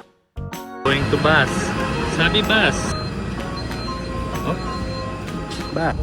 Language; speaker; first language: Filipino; non-native, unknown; Punjabi